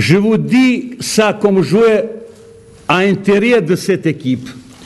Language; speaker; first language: French; non-native, fluent; Bosnian